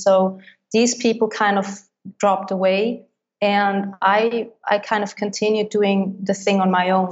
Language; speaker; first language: English; non-native, fluent; Swiss German